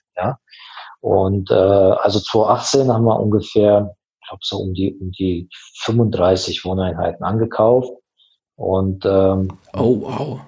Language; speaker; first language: German; non-native, fluent; Azerbaijani